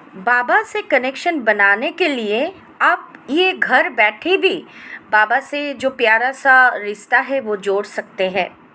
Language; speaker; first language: Hindi; non-native, local second language; Bangla